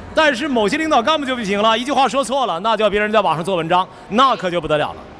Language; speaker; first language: Chinese; native; Chinese